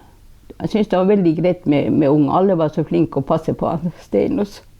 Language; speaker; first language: Norwegian; non-native, local second language; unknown